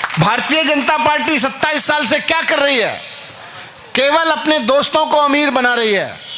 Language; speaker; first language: Hindi; native; Hindi